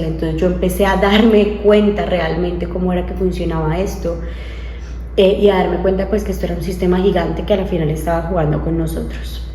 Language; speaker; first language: Spanish; native; Spanish